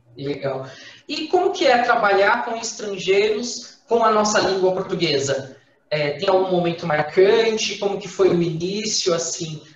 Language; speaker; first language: Portuguese; native; Portuguese